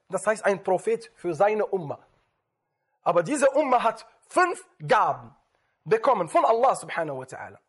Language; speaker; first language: German; non-native, fluent; Arabic